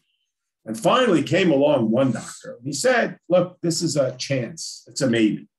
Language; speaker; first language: English; native; English